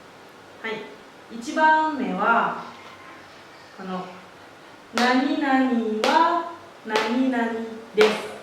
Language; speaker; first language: Japanese; non-native, fluent; Indonesian